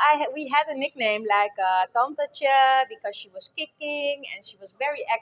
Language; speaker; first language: English; non-native, fluent; Dutch